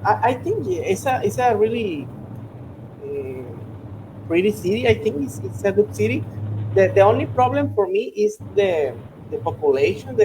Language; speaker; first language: English; non-native, learner; Spanish